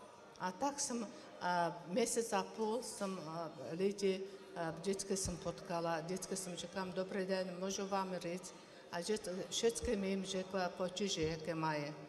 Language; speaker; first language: Czech; non-native, learner; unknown